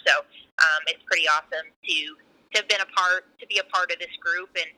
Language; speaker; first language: English; native; English